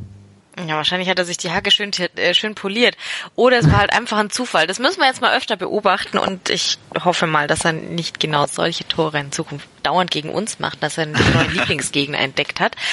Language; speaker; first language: German; native; German